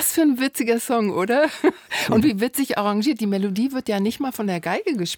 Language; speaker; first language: German; native; German